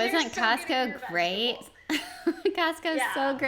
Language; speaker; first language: English; native; English